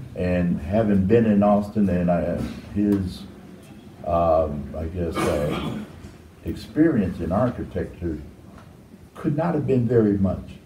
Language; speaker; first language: English; native; English